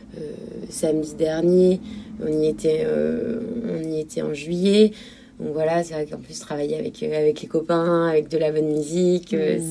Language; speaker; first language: French; native; French